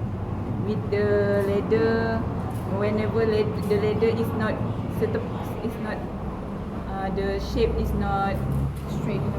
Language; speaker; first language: English; non-native, learner; Malay